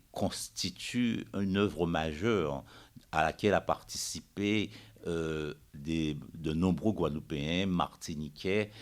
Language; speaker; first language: French; native; French